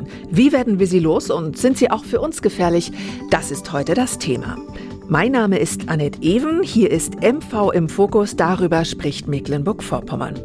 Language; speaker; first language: German; native; German